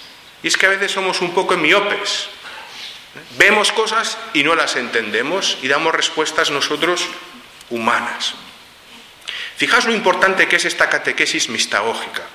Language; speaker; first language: Spanish; native; Spanish